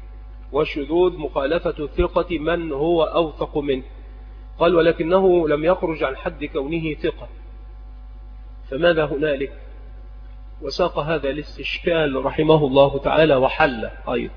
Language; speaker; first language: Arabic; native; Arabic